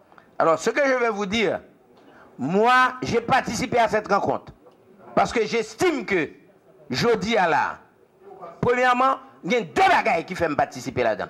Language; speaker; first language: French; non-native, local second language; Haitian Creole